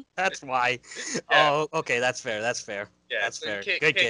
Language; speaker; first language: English; non-native, fluent; Spanish